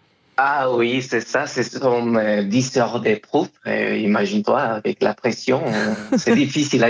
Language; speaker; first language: French; non-native, fluent; Spanish